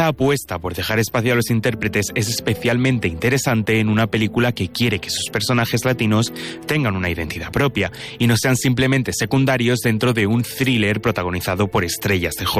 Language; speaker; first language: Spanish; native; Spanish